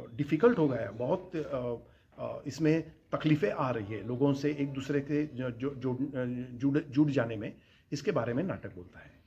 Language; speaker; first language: Hindi; non-native, local second language; Marathi